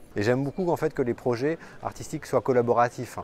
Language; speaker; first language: French; native; French